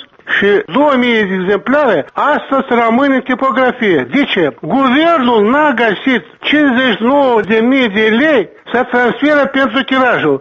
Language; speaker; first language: Romanian; non-native, local second language; Gagauz